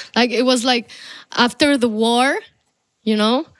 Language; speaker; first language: English; non-native, fluent; Spanish